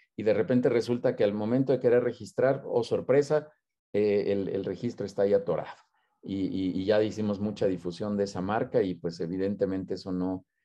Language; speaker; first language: Spanish; native; Spanish